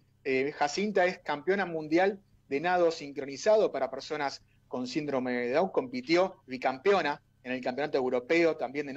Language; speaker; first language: Spanish; native; Spanish